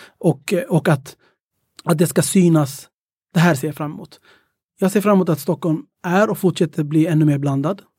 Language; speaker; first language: Swedish; early bilingual, other home language; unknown